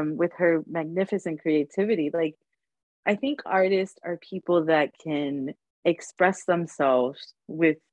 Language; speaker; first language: English; early bilingual, other home language; Spanish